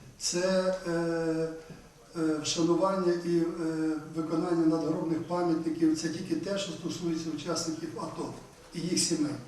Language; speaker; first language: Ukrainian; native; Ukrainian